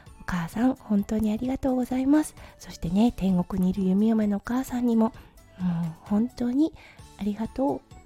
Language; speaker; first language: Japanese; native; Japanese